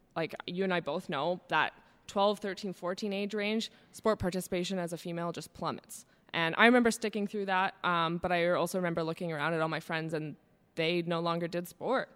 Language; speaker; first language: English; native; English